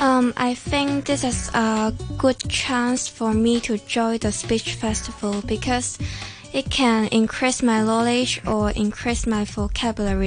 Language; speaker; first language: English; non-native, learner; Cantonese